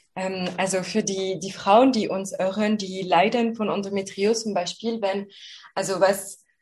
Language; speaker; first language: German; non-native, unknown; French